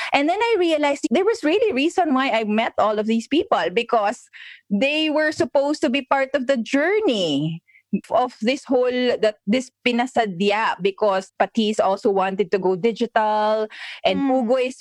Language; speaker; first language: English; non-native, local second language; Filipino